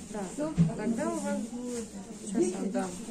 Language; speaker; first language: Russian; native; Russian